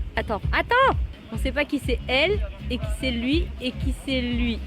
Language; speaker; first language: French; native; French